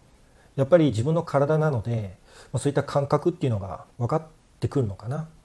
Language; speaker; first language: Japanese; native; Japanese